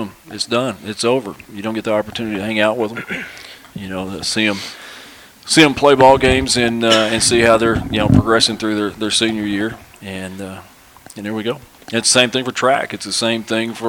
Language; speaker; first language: English; native; English